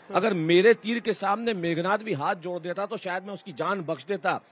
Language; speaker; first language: Hindi; native; Hindi